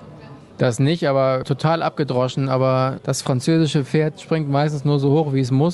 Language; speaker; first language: German; native; German